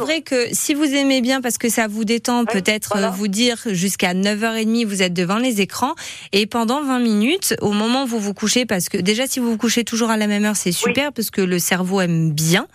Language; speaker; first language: French; native; French